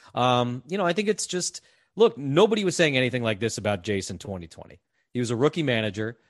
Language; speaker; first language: English; native; English